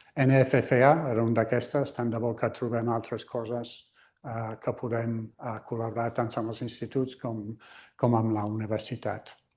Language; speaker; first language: Catalan; non-native, fluent; English